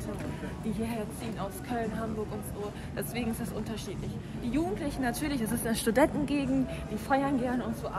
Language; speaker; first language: German; native; German